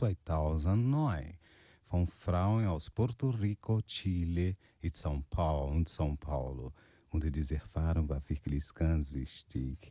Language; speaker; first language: German; non-native, learner; Portuguese